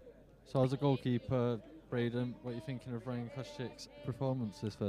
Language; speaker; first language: English; native; English